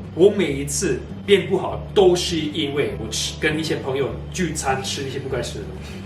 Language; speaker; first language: Chinese; non-native, fluent; German